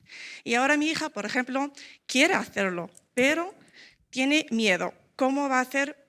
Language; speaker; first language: Spanish; non-native, learner; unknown